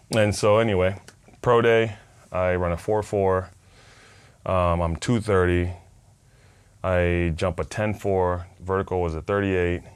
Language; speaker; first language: English; non-native, fluent; Spanish